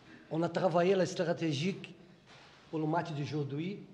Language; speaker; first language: French; non-native, fluent; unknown